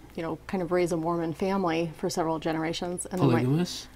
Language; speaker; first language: English; native; English